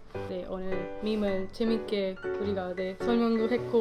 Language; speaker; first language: Korean; non-native, fluent; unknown